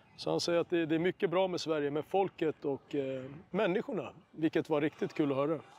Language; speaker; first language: Swedish; early bilingual, other home language; Arabic